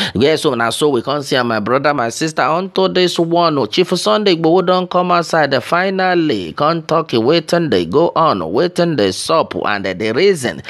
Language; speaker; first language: Nigerian Pidgin; non-native, local second language; Yoruba